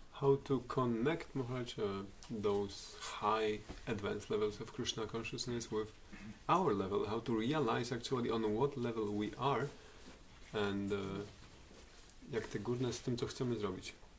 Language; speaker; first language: English; non-native, fluent; Polish